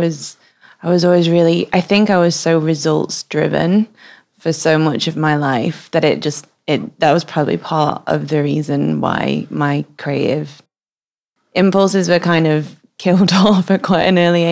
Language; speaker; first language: English; native; English